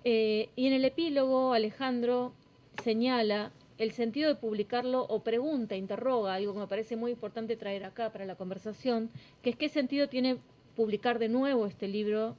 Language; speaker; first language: Spanish; native; Spanish